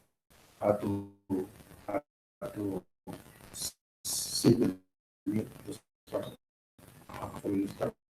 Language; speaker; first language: English; non-native, learner; Spanish